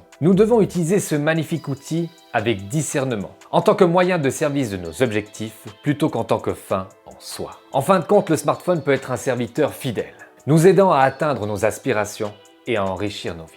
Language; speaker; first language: French; native; French